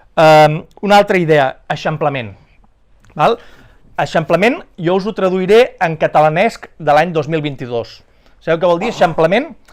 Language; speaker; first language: Catalan; native; Catalan